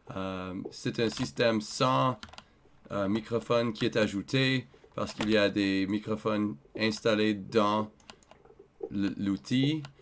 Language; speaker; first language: French; non-native, learner; English